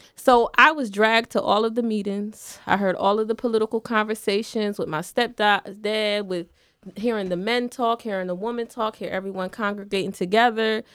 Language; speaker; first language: English; native; English